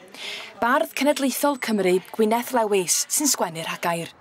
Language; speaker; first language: Welsh; native; Welsh